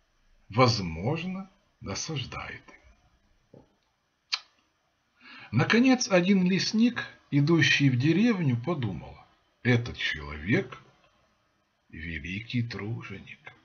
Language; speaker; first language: Russian; native; Russian